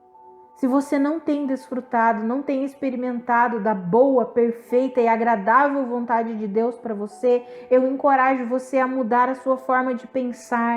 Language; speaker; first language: Portuguese; native; Portuguese